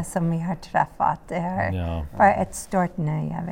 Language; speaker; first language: Swedish; non-native, learner; English